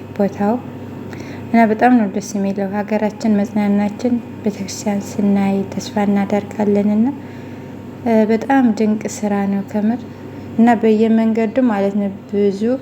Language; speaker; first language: Amharic; non-native, local second language; Tigrinya